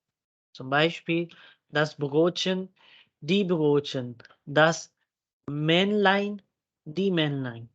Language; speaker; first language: German; non-native, fluent; Urdu